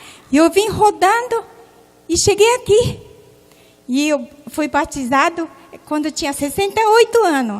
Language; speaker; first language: Portuguese; non-native, local second language; Japanese